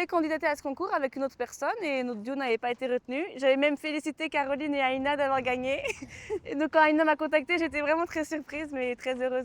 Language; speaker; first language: French; native; French